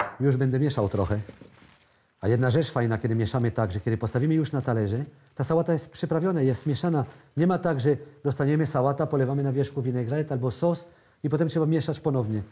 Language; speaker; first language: Polish; non-native, learner; French